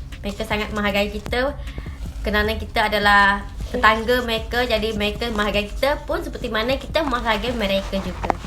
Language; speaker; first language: Malay; native; Malay